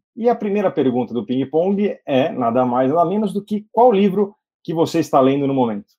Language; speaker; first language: Portuguese; native; Portuguese